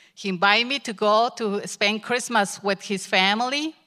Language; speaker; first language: English; non-native, learner; Spanish